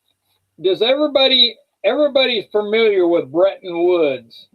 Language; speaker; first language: English; native; English